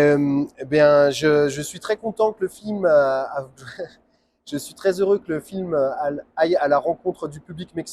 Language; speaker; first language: French; native; French